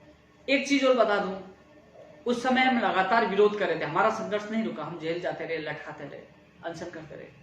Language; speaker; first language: Hindi; native; Hindi